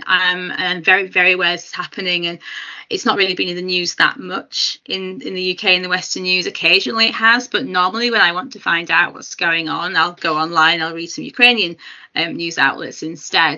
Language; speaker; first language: English; native; English